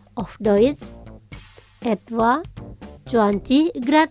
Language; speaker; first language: German; non-native, fluent; Indonesian